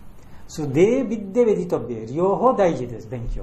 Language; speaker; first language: Japanese; non-native, fluent; Bangla